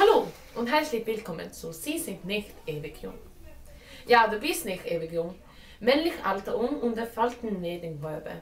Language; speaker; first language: German; non-native, learner; Swedish